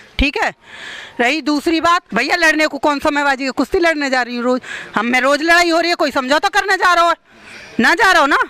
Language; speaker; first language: Hindi; native; Hindi